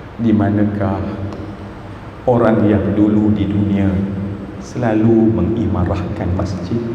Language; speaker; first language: Malay; native; Malay